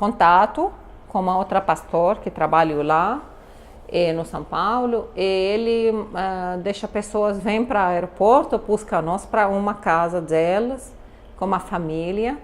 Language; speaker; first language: Portuguese; non-native, learner; Arabic